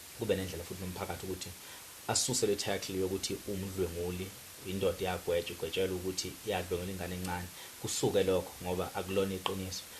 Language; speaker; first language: Zulu; native; Zulu